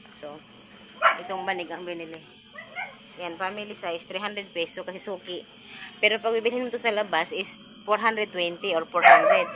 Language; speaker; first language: Filipino; non-native, local second language; Cebuano